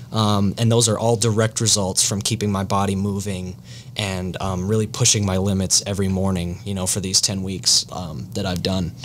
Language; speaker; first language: English; native; English